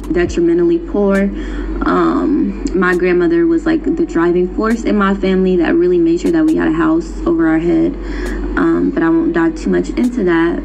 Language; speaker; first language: English; native; English